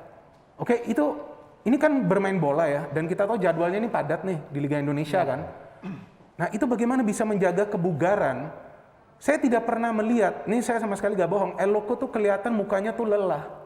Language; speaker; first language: Indonesian; native; Indonesian